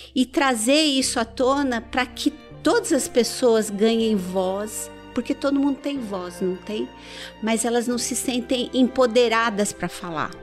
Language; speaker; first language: Portuguese; early bilingual, other home language; Persian